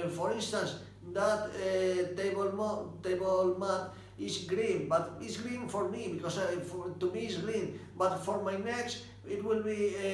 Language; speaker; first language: English; non-native, fluent; Spanish